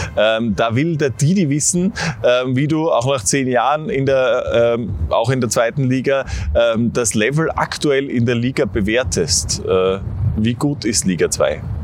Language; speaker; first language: German; native; German